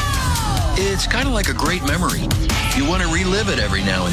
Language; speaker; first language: English; native; English